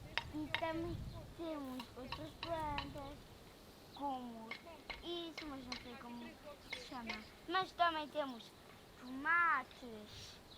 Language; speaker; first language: Portuguese; non-native, learner; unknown